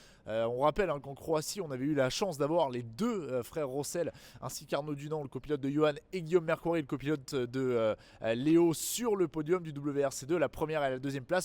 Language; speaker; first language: French; native; French